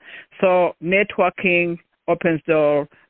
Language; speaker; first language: English; non-native, local second language; Kinyarwanda